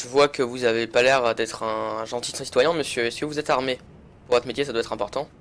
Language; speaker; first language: French; native; French